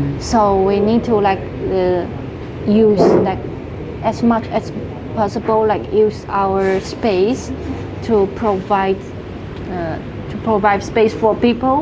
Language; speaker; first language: English; non-native, fluent; Chinese